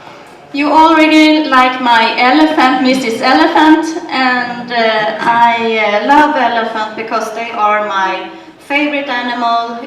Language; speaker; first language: English; non-native, learner; Swedish